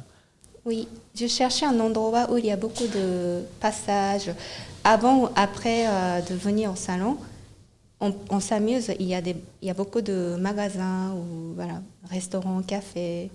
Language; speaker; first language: French; non-native, fluent; Japanese